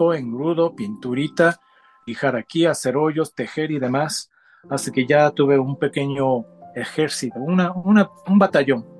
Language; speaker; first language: Spanish; native; Spanish